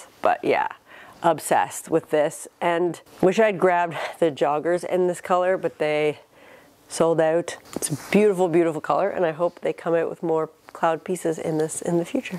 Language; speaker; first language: English; native; English